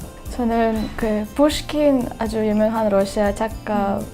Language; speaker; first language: Korean; non-native, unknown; Russian